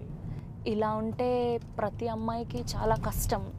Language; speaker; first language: Telugu; native; Telugu